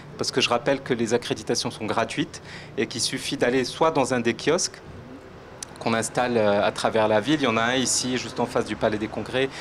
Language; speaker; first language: French; non-native, local second language; Arabic